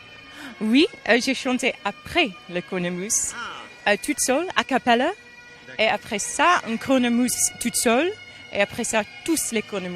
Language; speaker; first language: French; non-native, learner; English